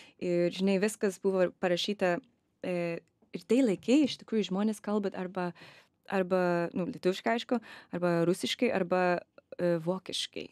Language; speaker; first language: Lithuanian; early bilingual, other home language; English